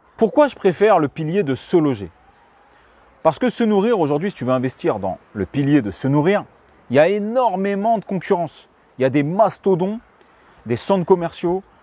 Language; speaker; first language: French; native; French